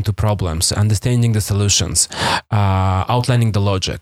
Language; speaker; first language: English; non-native, fluent; Russian